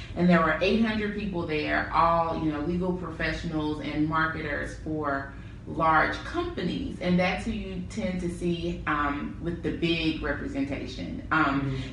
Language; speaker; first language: English; native; English